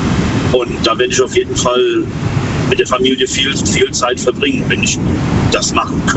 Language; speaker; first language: German; native; German